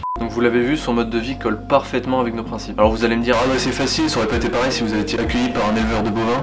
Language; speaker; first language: French; native; French